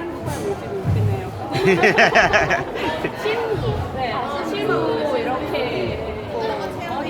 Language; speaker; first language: Korean; non-native, learner; Lao